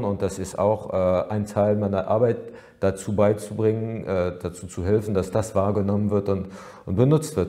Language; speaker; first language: German; non-native, fluent; French